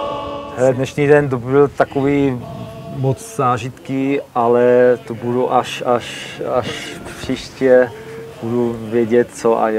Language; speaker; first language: Czech; non-native, learner; German